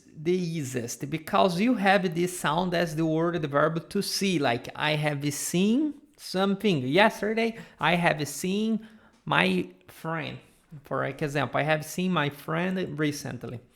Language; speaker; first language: English; non-native, fluent; Portuguese